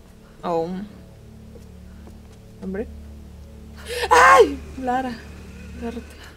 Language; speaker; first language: Spanish; native; Spanish